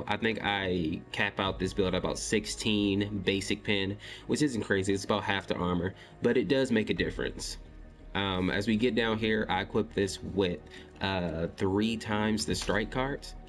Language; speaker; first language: English; native; English